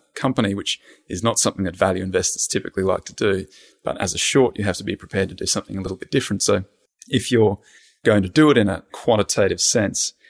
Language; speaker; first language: English; native; English